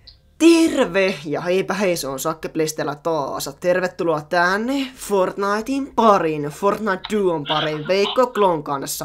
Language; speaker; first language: Finnish; native; Finnish